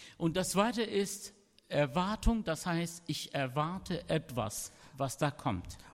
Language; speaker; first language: German; non-native, fluent; Arabic